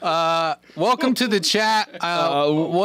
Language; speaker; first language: English; native; English